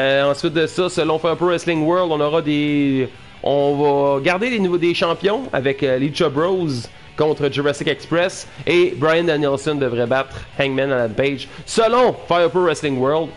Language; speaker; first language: French; native; French